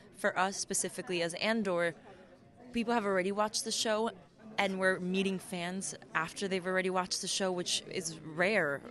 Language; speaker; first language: English; native; English